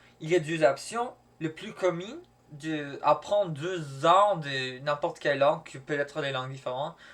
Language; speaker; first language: French; non-native, learner; English